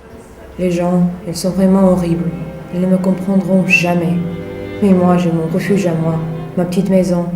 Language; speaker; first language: French; non-native, learner; Russian